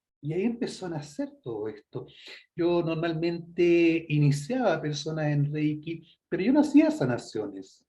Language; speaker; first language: Spanish; native; Spanish